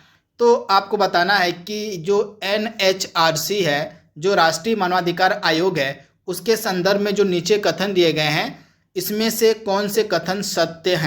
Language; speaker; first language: Hindi; native; Hindi